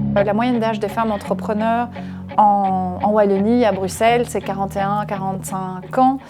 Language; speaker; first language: French; early bilingual, other home language; Arabic